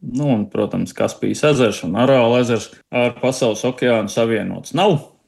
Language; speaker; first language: Latvian; native; Latvian